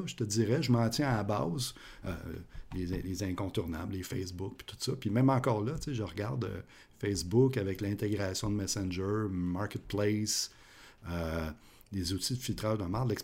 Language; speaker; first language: French; native; French